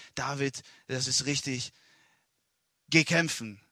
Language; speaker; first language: German; non-native, fluent; Italian